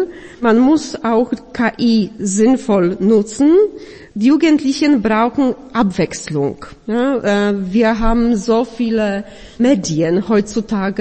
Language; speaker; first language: German; non-native, fluent; Polish